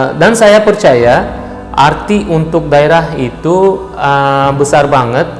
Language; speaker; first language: Indonesian; non-native, fluent; Turkish